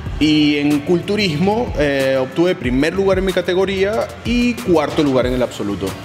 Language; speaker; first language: Spanish; native; Spanish